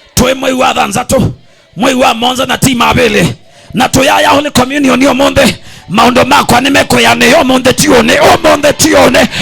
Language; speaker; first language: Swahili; non-native, local second language; Kamba